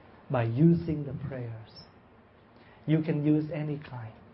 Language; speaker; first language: English; non-native, fluent; Vietnamese